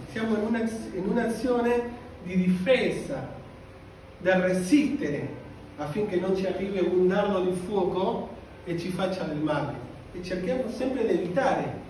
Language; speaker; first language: Italian; non-native, fluent; Spanish